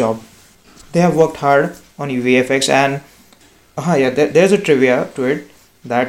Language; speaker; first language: English; non-native, local second language; Marathi